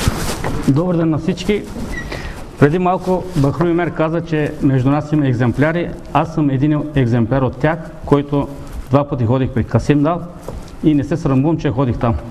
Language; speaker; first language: Bulgarian; non-native, local second language; Turkish